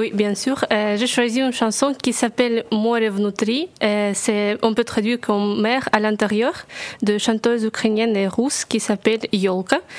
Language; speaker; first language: French; non-native, learner; Russian